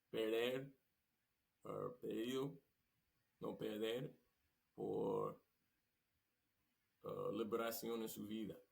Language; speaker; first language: Spanish; non-native, learner; English